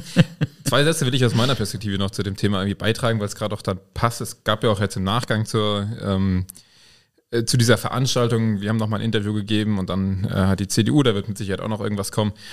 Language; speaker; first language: German; native; German